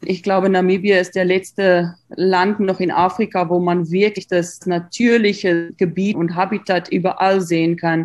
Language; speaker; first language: German; non-native, fluent; Afrikaans